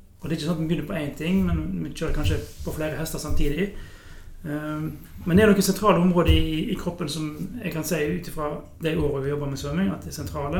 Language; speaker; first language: Norwegian; native; Norwegian